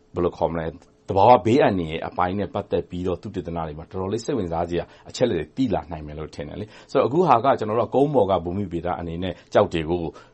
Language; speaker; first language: Burmese; native; Burmese